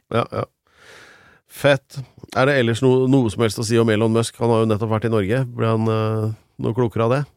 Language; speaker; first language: Norwegian; native; Norwegian